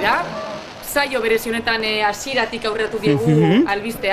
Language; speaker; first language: Basque; native; Basque